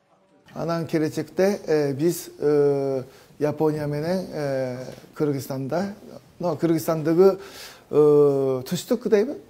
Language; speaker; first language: Kyrgyz; non-native, fluent; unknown